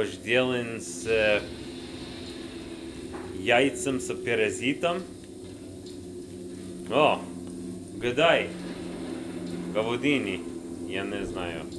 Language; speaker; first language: Russian; non-native, learner; English